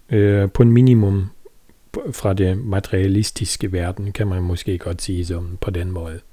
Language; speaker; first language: Danish; non-native, fluent; German